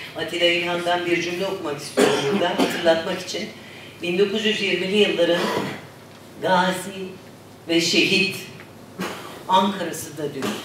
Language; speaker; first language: Turkish; native; Turkish